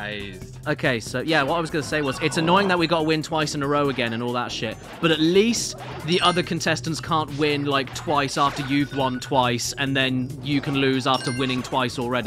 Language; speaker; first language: English; native; English